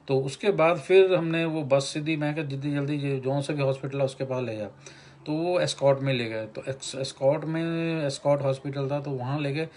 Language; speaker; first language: Hindi; non-native, local second language; Punjabi